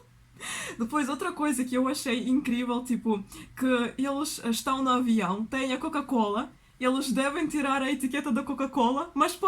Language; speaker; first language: Portuguese; non-native, fluent; Russian